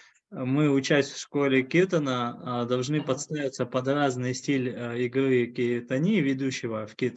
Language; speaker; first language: Russian; native; Russian